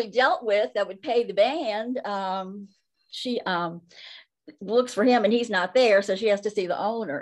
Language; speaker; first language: English; native; English